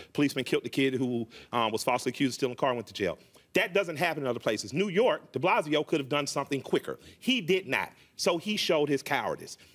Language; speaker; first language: English; native; English